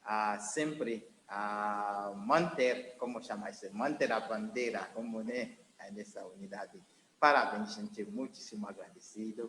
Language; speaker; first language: Portuguese; non-native, learner; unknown